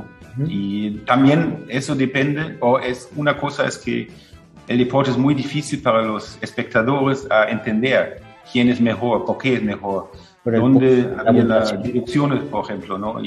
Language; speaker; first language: Spanish; non-native, fluent; German